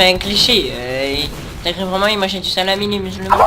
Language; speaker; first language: French; native; French